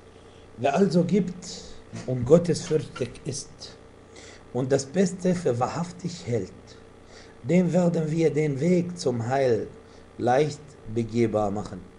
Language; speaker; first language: German; non-native, fluent; Arabic